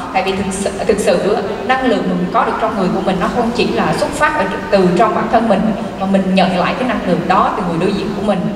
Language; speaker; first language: Vietnamese; non-native, local second language; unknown